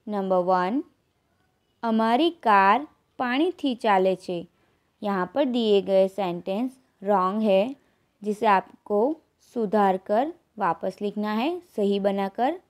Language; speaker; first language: Hindi; non-native, local second language; Gujarati